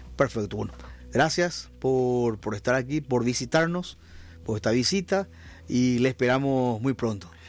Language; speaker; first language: Spanish; native; Spanish